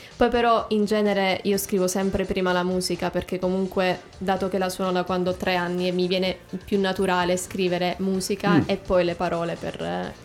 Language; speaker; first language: Italian; native; Italian